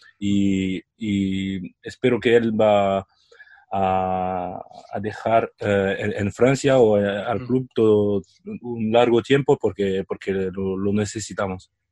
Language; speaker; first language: Spanish; non-native, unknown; French